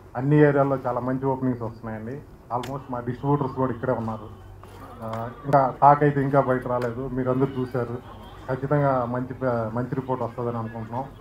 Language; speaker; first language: Telugu; native; Telugu